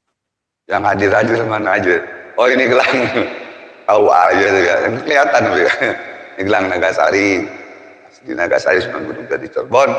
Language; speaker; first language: Indonesian; native; Indonesian